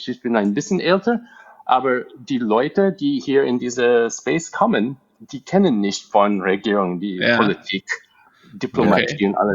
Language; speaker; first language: German; non-native, fluent; English